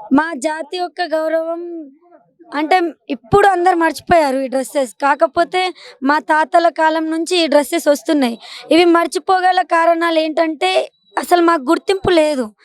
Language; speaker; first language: Telugu; non-native, local second language; Lambadi